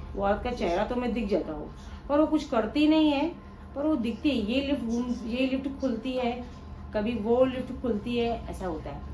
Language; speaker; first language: Hindi; non-native, local second language; Marathi